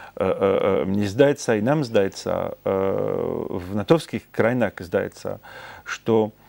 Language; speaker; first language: Ukrainian; non-native, fluent; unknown